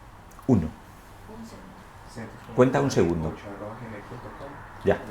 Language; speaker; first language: Spanish; native; Spanish